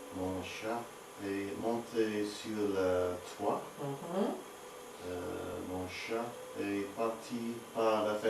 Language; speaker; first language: French; non-native, learner; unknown